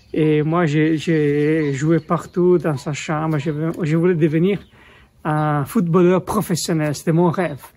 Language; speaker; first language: French; non-native, fluent; Italian